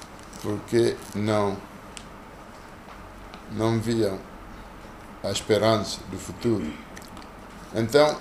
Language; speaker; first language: Portuguese; non-native, local second language; Kongo